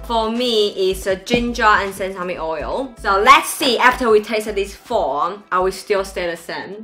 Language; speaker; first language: English; non-native, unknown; Chinese